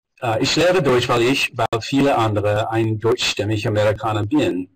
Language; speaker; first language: German; non-native, fluent; English